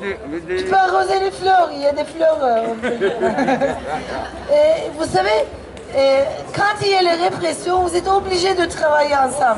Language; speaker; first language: French; non-native, fluent; Turkish